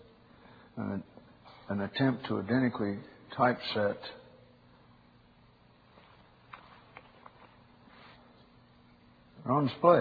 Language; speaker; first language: English; native; English